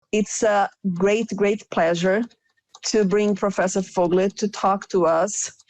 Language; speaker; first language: English; non-native, fluent; Portuguese